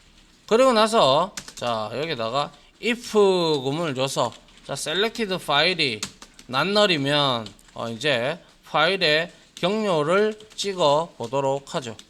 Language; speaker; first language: Korean; native; Korean